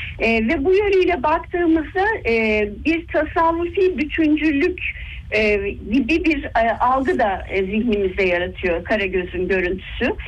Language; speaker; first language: Turkish; native; Turkish